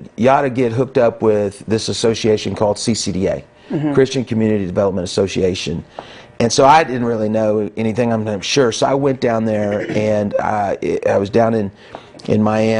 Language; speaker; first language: English; native; English